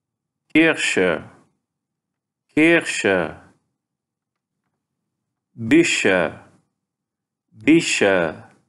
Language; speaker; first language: German; non-native, fluent; Arabic